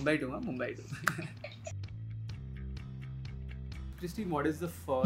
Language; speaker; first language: English; non-native, local second language; Hindi